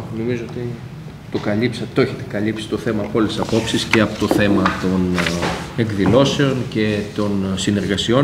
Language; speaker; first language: Greek; native; Greek